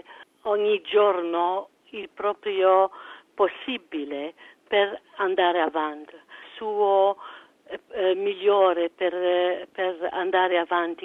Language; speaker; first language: Italian; early bilingual, heritage; French